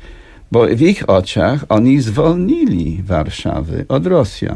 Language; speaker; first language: Polish; non-native, fluent; English